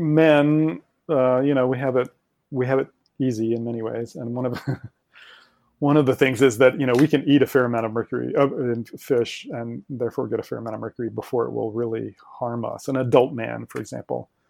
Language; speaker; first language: English; native; English